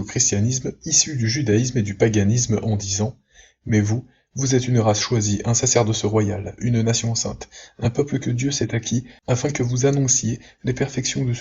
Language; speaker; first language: French; native; French